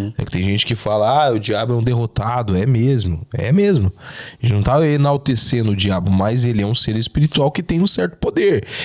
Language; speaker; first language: Portuguese; native; Portuguese